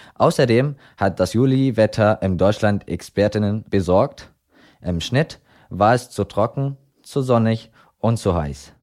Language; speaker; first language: German; non-native, fluent; Arabic